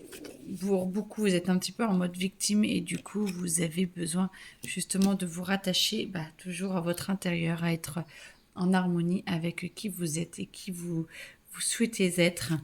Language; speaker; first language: French; native; French